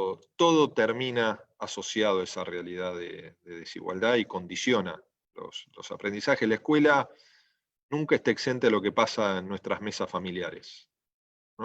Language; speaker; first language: Spanish; native; Spanish